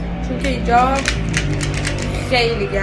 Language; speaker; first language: Persian; native; Persian